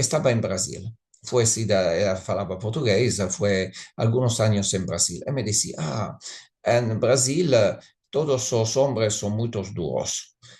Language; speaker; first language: Spanish; non-native, learner; Italian